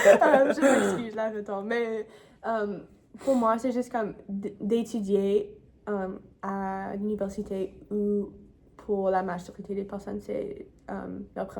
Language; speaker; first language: French; non-native, local second language; English